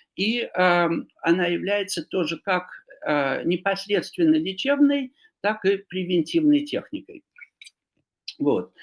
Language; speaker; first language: Russian; non-native, fluent; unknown